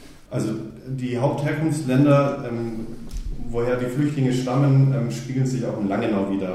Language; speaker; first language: German; native; German